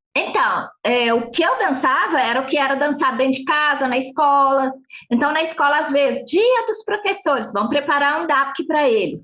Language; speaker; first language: Portuguese; non-native, fluent; Arabic